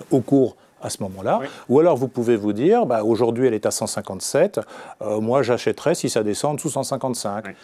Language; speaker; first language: French; native; French